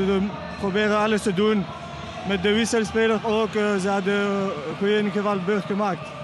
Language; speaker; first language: Dutch; non-native, learner; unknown